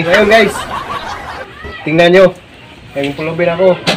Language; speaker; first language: Filipino; non-native, local second language; Cebuano